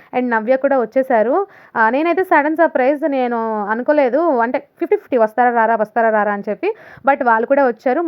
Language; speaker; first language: Telugu; non-native, local second language; Urdu